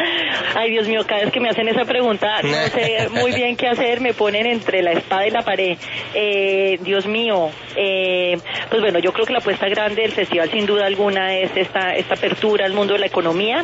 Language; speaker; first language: Spanish; native; Spanish